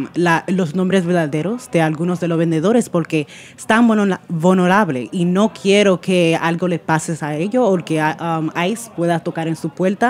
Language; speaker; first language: Spanish; early bilingual, heritage; Spanish